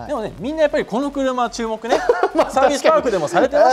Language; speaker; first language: Japanese; native; Japanese